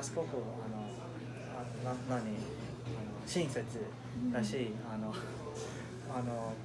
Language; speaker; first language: Japanese; non-native, fluent; Chinese